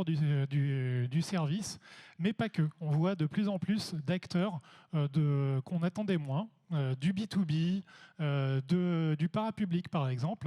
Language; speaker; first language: French; native; French